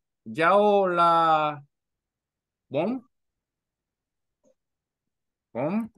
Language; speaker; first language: Vietnamese; non-native, learner; Korean